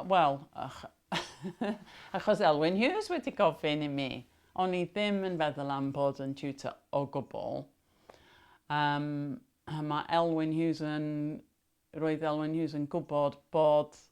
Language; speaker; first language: Welsh; non-native, local second language; English